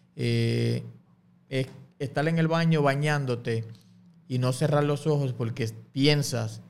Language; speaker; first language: Spanish; native; Spanish